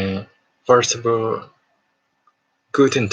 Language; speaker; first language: German; non-native, learner; Japanese